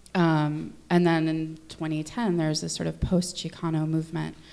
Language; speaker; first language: English; native; English